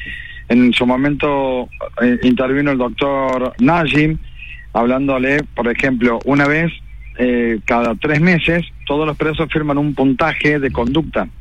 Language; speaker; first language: Spanish; native; Spanish